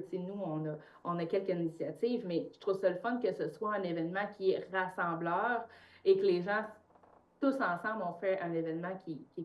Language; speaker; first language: French; native; French